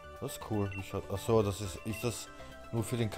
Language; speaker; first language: German; native; German